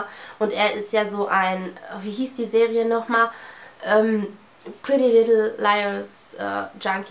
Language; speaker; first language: German; native; German